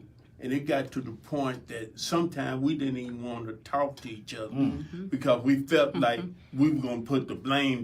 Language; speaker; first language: English; native; English